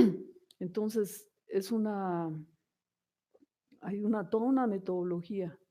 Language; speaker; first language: Spanish; native; Spanish